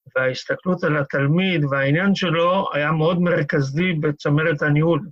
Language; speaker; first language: Hebrew; native; Hebrew